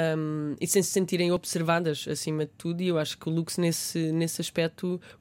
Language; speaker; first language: Portuguese; native; Portuguese